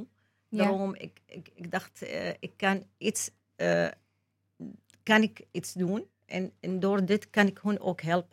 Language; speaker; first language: Dutch; non-native, learner; Arabic